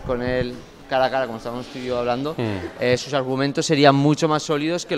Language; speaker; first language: Spanish; native; Spanish